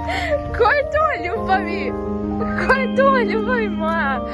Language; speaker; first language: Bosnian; early bilingual, heritage; Serbian